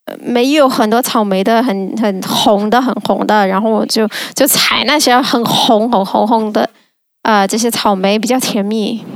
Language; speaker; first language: Chinese; non-native, fluent; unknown